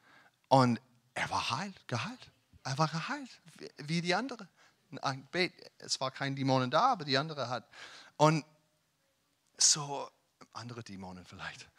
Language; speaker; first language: German; non-native, learner; English